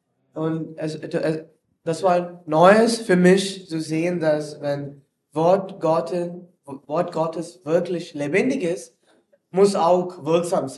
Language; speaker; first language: German; non-native, learner; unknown